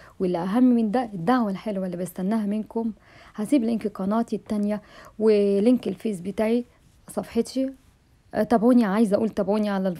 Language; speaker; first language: Arabic; native; Arabic